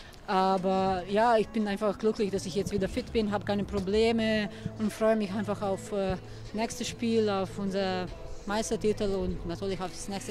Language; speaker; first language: German; early bilingual, other home language; Serbian